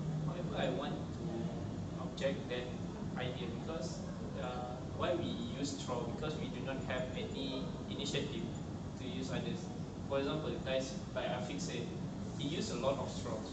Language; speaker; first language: English; non-native, local second language; Malay